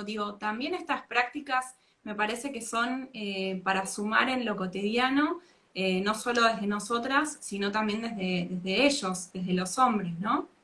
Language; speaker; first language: Spanish; native; Spanish